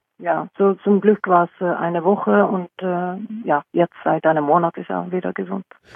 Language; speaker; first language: German; non-native, fluent; Norwegian